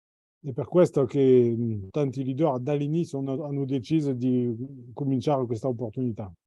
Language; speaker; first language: Italian; non-native, fluent; French